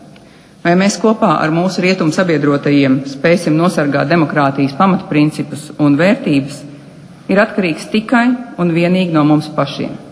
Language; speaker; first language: Latvian; native; Latvian